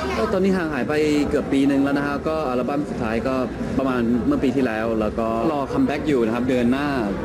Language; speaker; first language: Thai; early bilingual, heritage; Thai